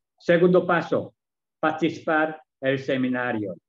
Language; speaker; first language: Spanish; non-native, learner; Korean